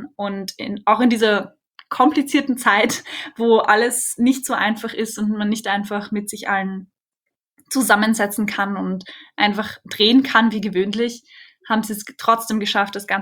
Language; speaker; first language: German; native; German